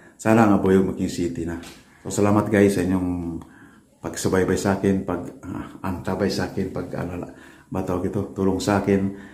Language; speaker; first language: Filipino; non-native, local second language; Waray